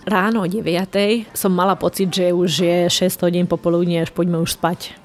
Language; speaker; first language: Slovak; non-native, local second language; Hungarian